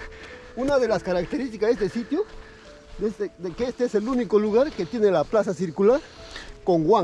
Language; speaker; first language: Spanish; native; Spanish